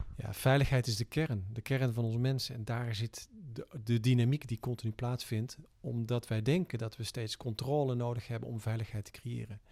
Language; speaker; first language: Dutch; native; Dutch